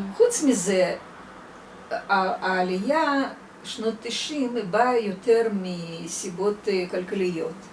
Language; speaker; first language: Hebrew; non-native, fluent; Russian